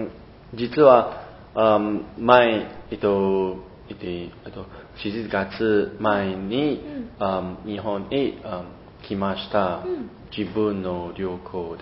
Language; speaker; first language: Japanese; non-native, learner; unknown